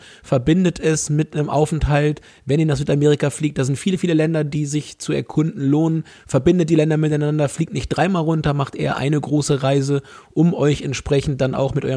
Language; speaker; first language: German; native; German